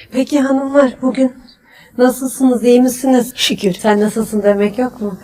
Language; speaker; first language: Turkish; native; Turkish